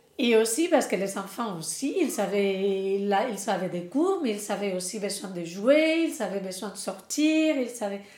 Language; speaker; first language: French; non-native, fluent; Spanish